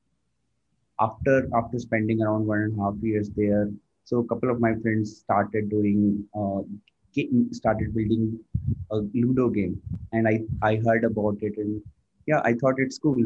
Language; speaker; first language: English; non-native, local second language; Hindi